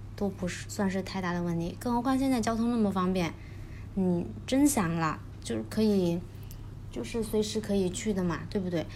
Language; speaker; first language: Chinese; native; Chinese